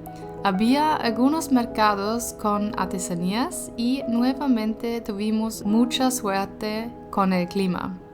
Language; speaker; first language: Spanish; non-native, fluent; German